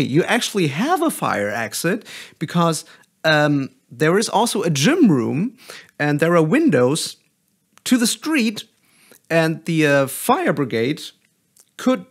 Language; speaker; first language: English; non-native, fluent; German